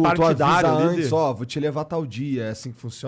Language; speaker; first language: Portuguese; native; Portuguese